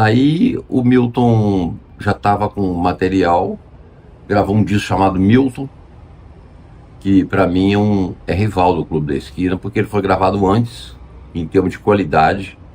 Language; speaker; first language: Portuguese; native; Portuguese